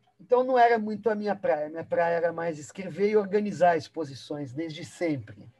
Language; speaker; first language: Portuguese; early bilingual, other home language; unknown